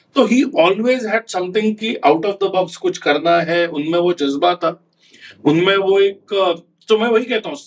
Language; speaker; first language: Hindi; non-native, local second language; Konkani